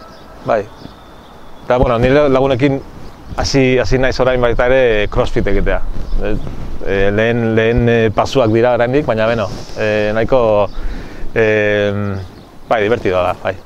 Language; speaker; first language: Basque; non-native, local second language; Spanish